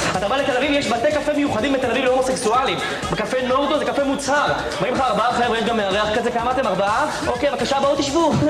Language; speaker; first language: Hebrew; native; Hebrew